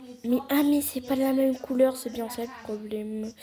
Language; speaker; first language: French; native; French